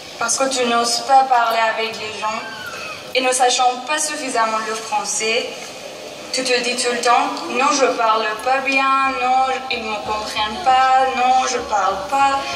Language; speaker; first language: French; non-native, fluent; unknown